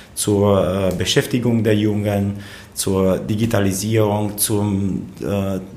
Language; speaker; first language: German; non-native, fluent; Romanian